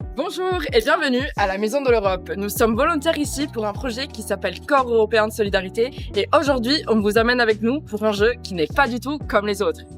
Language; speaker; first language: French; non-native, fluent; Italian